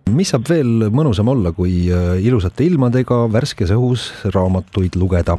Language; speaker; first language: Estonian; native; Estonian